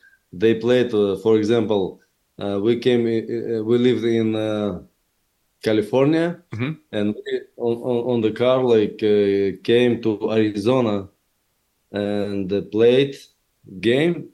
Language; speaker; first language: English; non-native, learner; Russian